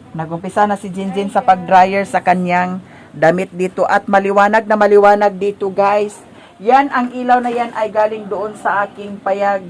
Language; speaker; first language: Filipino; non-native, local second language; Cebuano